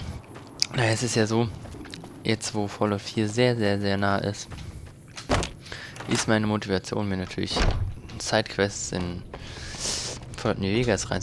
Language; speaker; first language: German; native; German